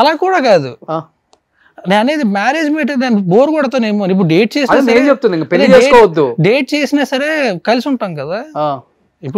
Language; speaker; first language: Telugu; native; Telugu